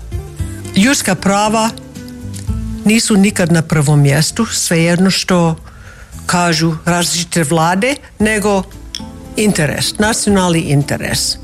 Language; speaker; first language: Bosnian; non-native, fluent; English